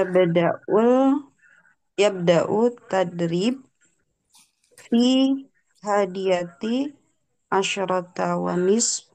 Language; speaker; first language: Arabic; non-native, learner; Indonesian